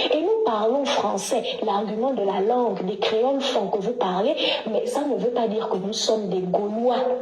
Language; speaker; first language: French; native; French